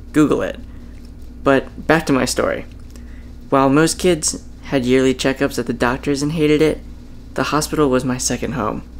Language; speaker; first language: English; native; English